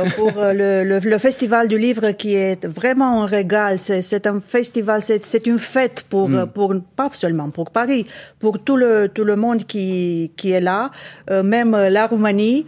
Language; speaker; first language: French; non-native, fluent; Romanian